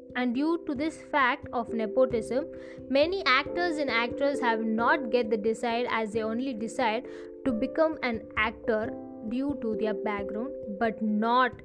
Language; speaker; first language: English; non-native, local second language; Tamil